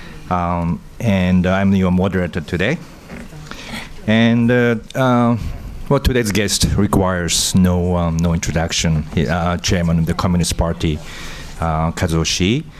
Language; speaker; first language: English; non-native, fluent; Japanese